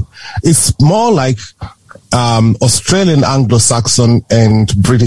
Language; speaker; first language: English; non-native, local second language; Shona